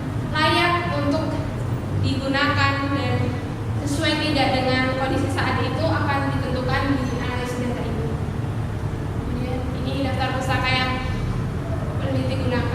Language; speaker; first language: Indonesian; native; Indonesian